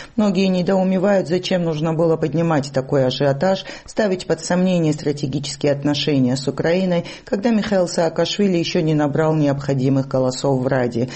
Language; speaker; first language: Russian; non-native, local second language; Georgian